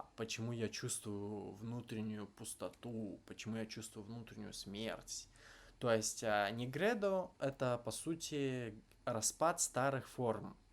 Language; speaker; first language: Russian; native; Russian